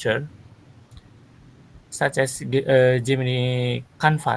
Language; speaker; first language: English; non-native, learner; Sundanese